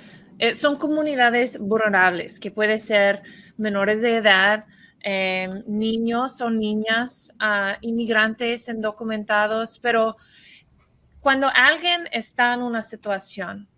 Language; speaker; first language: Spanish; non-native, fluent; English